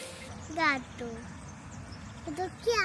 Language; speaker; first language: Italian; early bilingual, other home language; Filipino